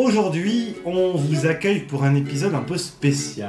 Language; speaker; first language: French; native; French